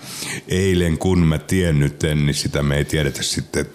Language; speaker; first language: Finnish; native; Finnish